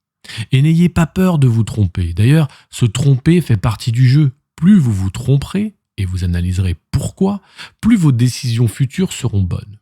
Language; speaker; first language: French; native; French